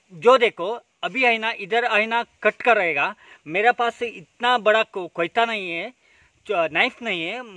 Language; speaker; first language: Hindi; non-native, local second language; Kannada